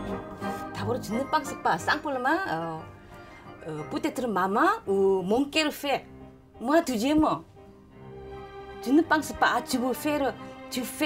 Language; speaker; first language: French; non-native, learner; Korean